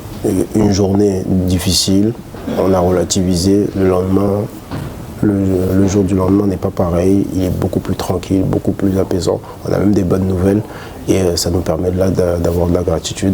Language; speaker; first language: French; early bilingual, other home language; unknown